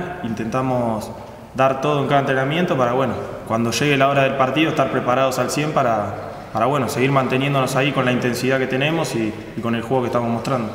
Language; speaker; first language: Spanish; native; Spanish